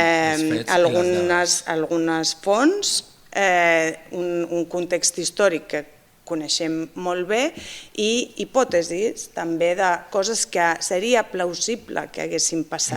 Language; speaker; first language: Catalan; non-native, fluent; Basque